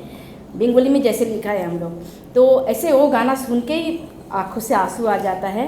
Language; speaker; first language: Hindi; non-native, local second language; Bangla